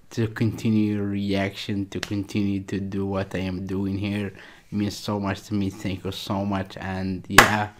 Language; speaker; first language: English; non-native, learner; Arabic